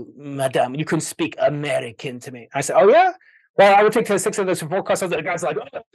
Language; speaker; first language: English; native; English